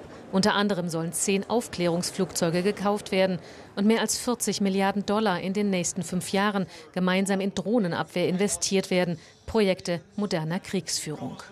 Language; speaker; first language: German; native; German